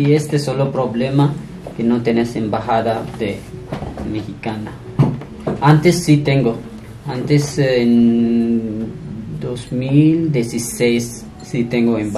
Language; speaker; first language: Spanish; non-native, learner; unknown